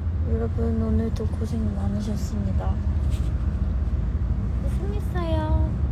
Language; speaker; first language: Korean; early bilingual, heritage; Korean